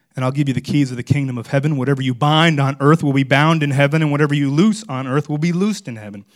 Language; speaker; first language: English; native; English